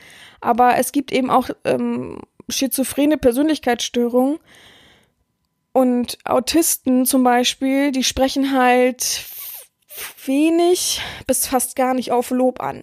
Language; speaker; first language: German; native; German